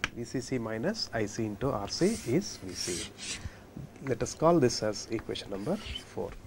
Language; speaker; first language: English; non-native, local second language; Kannada